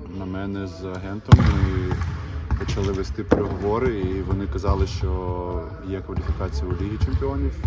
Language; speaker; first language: Ukrainian; non-native, local second language; Russian